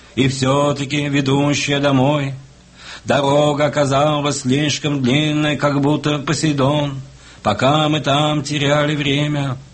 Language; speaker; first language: Russian; native; Russian